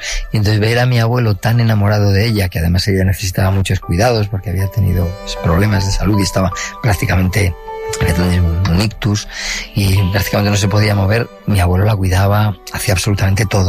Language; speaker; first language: Spanish; native; Spanish